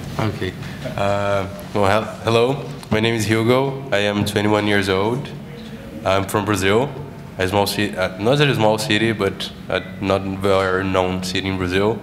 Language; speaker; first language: English; non-native, fluent; Portuguese